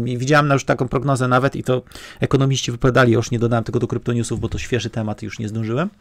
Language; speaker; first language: Polish; native; Polish